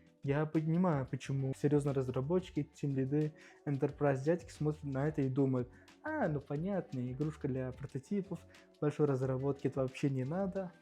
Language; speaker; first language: Russian; native; Russian